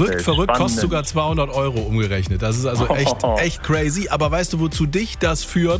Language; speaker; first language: German; native; German